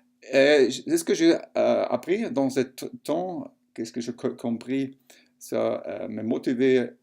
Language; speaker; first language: French; non-native, fluent; German